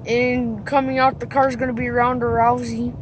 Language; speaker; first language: English; native; English